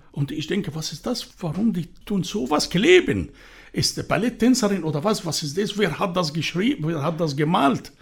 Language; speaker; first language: German; non-native, fluent; Arabic